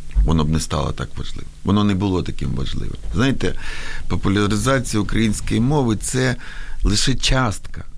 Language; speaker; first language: Ukrainian; non-native, local second language; Russian